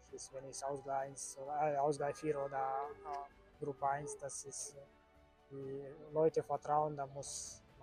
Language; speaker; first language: German; non-native, learner; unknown